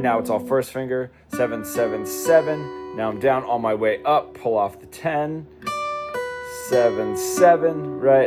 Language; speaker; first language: English; native; English